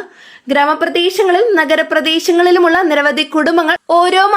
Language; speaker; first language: Malayalam; native; Malayalam